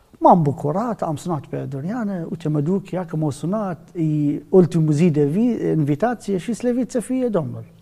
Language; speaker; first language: Romanian; non-native, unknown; Arabic